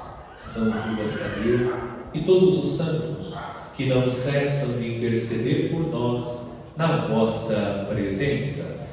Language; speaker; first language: Portuguese; native; Portuguese